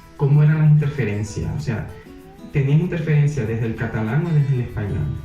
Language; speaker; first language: Spanish; native; Spanish